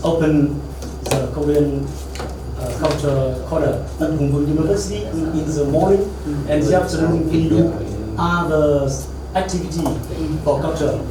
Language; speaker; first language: English; non-native, learner; Vietnamese